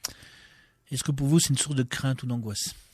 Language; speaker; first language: French; native; French